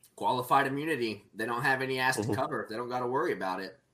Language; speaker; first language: English; native; English